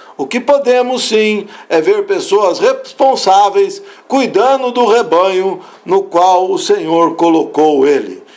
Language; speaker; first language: Portuguese; native; Portuguese